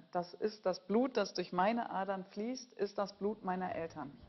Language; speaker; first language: German; early bilingual, other home language; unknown